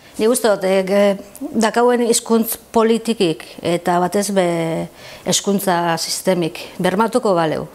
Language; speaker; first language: Basque; native; Basque